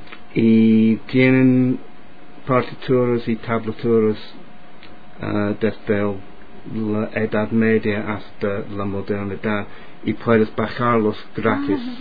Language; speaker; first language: Spanish; non-native, fluent; English